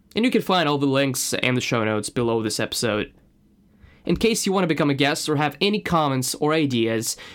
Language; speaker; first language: English; non-native, fluent; Russian